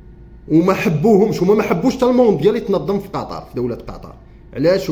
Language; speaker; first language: Arabic; native; Arabic